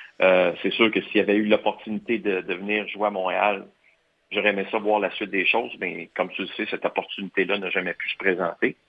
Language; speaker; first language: French; native; French